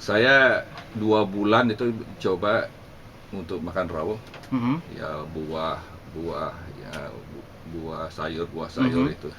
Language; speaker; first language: Indonesian; non-native, local second language; Javanese